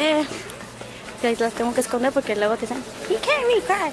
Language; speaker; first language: Spanish; early bilingual, heritage; Spanish